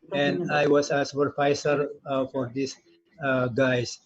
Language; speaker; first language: English; non-native, learner; Indonesian